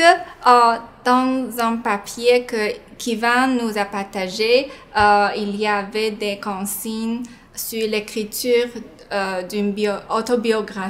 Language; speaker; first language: French; non-native, fluent; Chinese